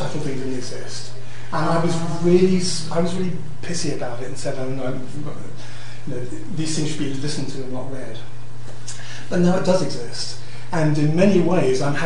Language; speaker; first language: English; native; English